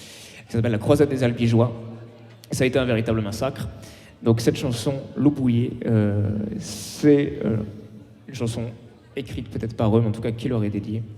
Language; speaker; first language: French; native; French